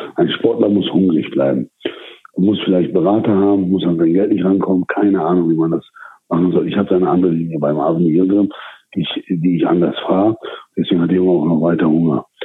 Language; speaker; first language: German; early bilingual, other home language; Turkish